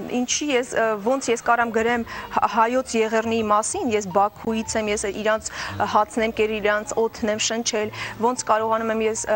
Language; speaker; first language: Armenian; early bilingual, heritage; Russian